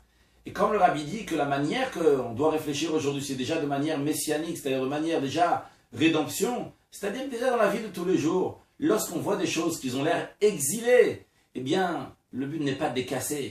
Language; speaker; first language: French; native; French